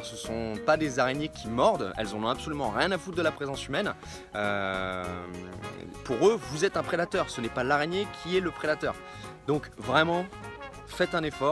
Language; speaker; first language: French; native; French